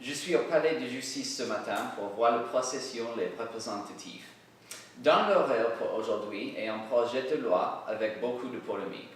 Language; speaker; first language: French; non-native, learner; English